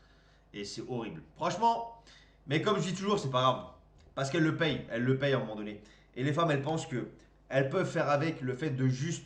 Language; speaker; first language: French; native; French